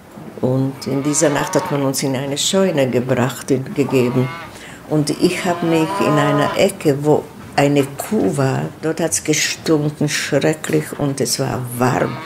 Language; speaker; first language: German; non-native, fluent; Czech